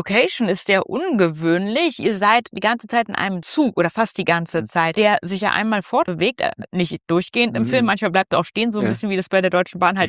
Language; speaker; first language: German; native; German